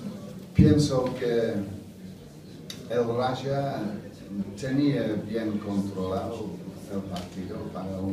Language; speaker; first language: Spanish; non-native, fluent; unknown